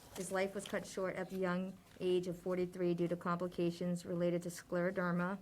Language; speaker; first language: English; native; English